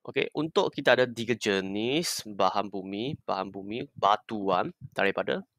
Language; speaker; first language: Malay; non-native, local second language; Chinese